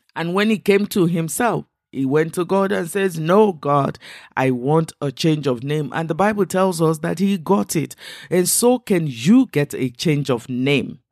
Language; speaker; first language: English; non-native, local second language; Igbo